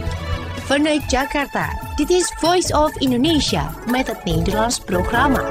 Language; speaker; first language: Dutch; non-native, local second language; Indonesian